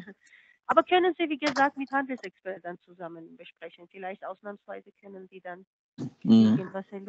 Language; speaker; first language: German; non-native, fluent; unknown